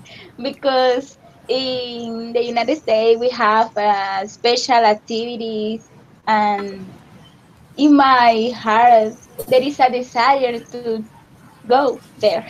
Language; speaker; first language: English; non-native, learner; Spanish